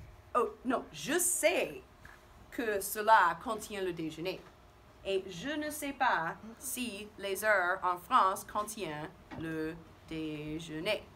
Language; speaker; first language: French; non-native, fluent; English